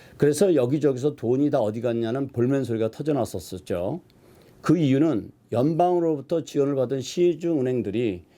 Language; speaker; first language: Korean; native; Korean